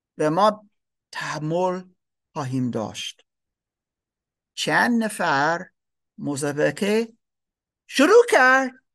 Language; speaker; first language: Persian; non-native, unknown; German